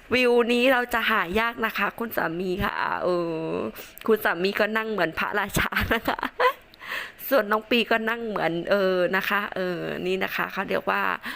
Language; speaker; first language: Thai; non-native, local second language; Northern Khmer